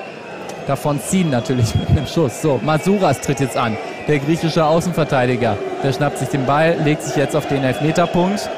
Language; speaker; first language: German; native; German